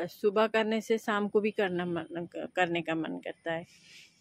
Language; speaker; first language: Hindi; non-native, local second language; Nepali